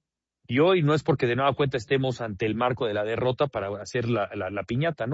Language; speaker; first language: Spanish; native; Spanish